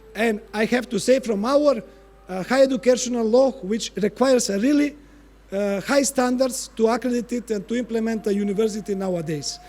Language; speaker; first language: English; non-native, fluent; Macedonian